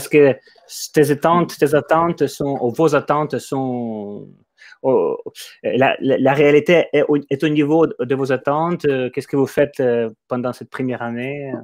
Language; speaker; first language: French; non-native, fluent; Ukrainian